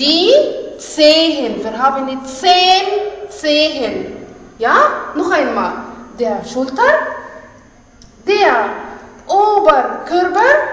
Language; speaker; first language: German; non-native, fluent; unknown